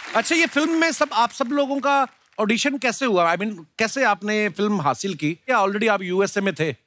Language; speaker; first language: Hindi; native; Hindi